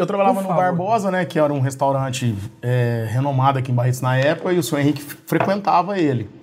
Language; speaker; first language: Portuguese; native; Portuguese